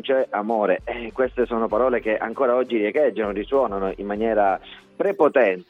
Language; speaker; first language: Italian; native; Italian